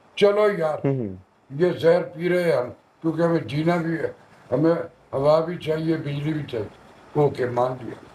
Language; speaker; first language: Urdu; non-native, local second language; Punjabi